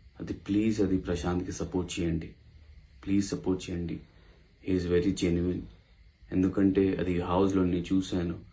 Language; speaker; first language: Telugu; non-native, local second language; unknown